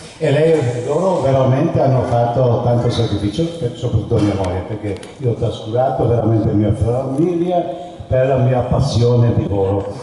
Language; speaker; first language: Italian; non-native, fluent; Hungarian